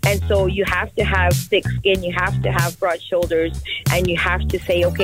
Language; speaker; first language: English; non-native, fluent; French